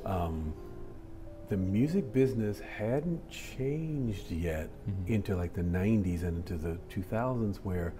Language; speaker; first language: English; native; English